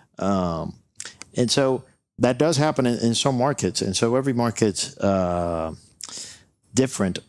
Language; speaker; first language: English; non-native, local second language; Spanish